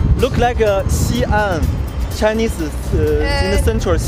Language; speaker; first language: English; non-native, learner; Chinese